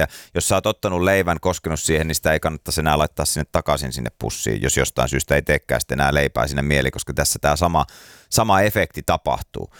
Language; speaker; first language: Finnish; native; Finnish